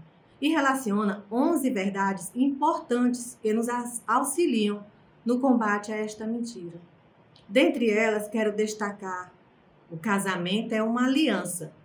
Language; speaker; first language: Portuguese; native; Portuguese